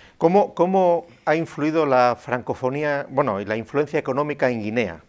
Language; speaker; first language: Spanish; native; Spanish